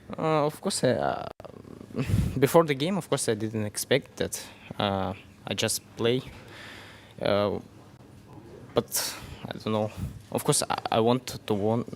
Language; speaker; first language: English; non-native, learner; Russian